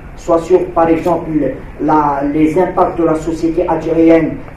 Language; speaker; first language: French; non-native, local second language; Arabic